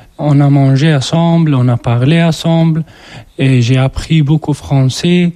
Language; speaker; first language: French; non-native, learner; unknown